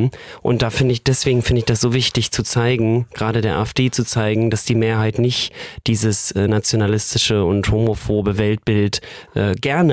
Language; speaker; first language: German; native; German